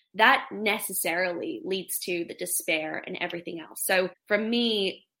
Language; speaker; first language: English; native; English